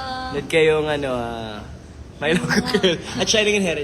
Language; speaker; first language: Filipino; native; Filipino